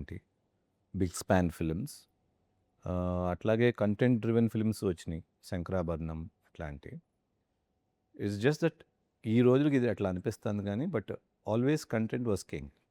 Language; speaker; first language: Telugu; native; Telugu